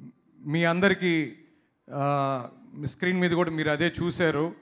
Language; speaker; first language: Telugu; native; Telugu